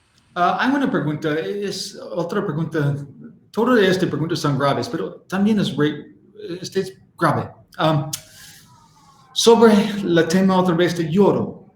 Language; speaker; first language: Spanish; non-native, learner; English